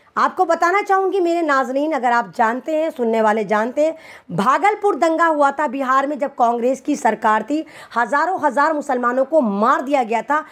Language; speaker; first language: Hindi; native; Hindi